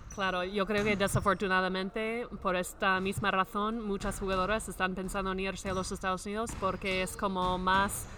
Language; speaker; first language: Spanish; non-native, fluent; English